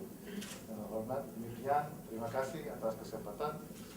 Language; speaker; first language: Indonesian; non-native, fluent; English